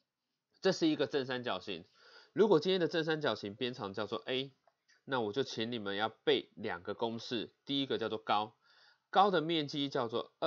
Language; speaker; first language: Chinese; native; Chinese